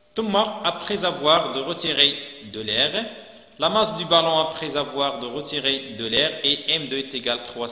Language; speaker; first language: French; non-native, local second language; Arabic